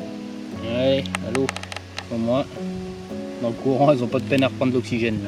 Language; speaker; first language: French; native; French